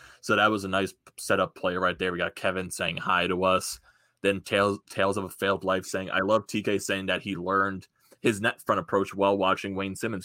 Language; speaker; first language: English; native; English